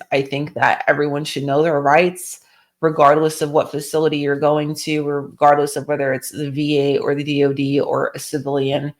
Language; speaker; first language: English; native; English